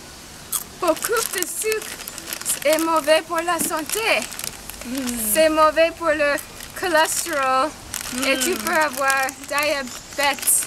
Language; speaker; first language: French; non-native, learner; English